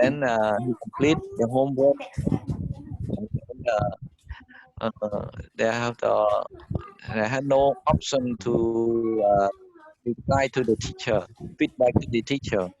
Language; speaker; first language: English; non-native, learner; Khmer